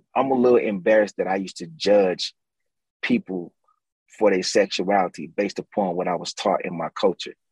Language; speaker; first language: English; native; English